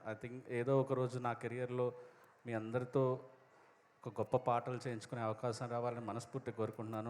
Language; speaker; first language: Telugu; native; Telugu